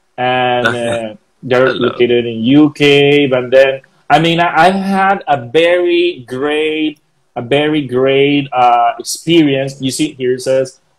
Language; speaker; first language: English; non-native, fluent; Spanish